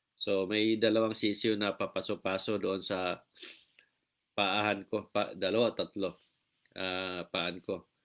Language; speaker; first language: Filipino; non-native, local second language; Cebuano